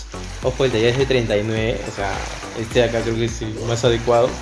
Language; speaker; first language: Spanish; native; Spanish